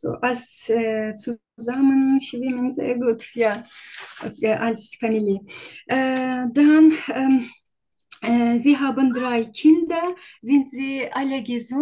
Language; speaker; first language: German; non-native, learner; Turkish